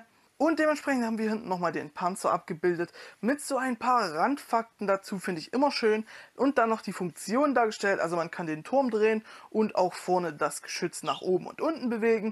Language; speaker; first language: German; native; German